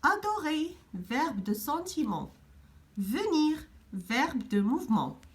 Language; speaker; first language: French; non-native, local second language; Arabic